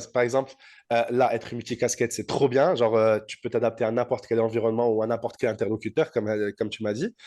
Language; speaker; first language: French; native; French